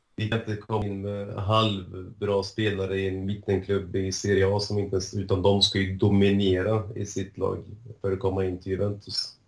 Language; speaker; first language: Swedish; early bilingual, other home language; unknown